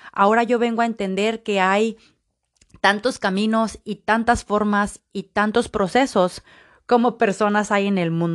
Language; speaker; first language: Spanish; native; Spanish